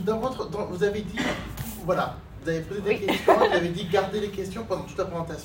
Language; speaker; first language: French; native; French